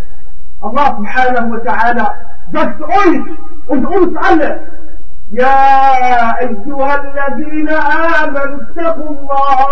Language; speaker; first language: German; non-native, fluent; Arabic